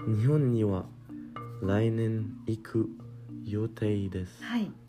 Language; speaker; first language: Japanese; non-native, learner; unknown